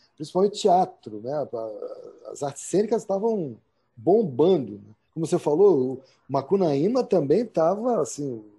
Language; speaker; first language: Portuguese; native; Portuguese